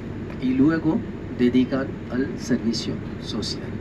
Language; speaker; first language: Spanish; non-native, fluent; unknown